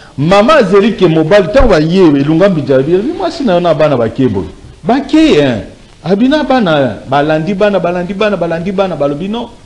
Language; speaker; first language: Lingala; non-native, local second language; Luba-Lulua